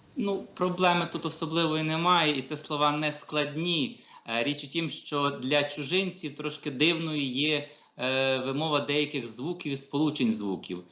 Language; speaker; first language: Ukrainian; native; Ukrainian